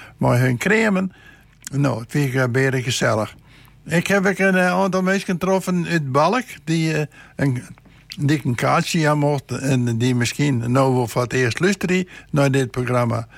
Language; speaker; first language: Dutch; non-native, local second language; Western Frisian